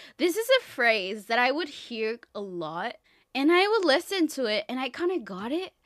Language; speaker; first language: English; non-native, fluent; Spanish